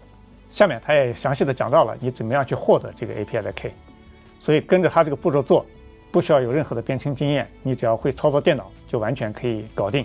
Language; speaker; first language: Chinese; native; Chinese